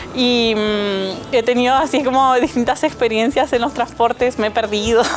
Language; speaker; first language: Spanish; native; Spanish